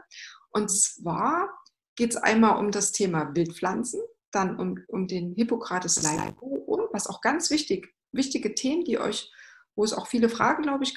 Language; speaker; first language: German; native; German